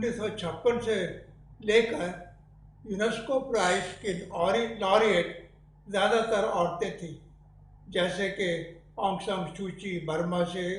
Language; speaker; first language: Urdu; non-native, fluent; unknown